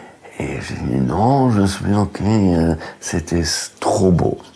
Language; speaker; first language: French; non-native, fluent; German